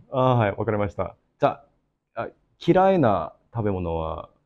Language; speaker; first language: Japanese; non-native, learner; English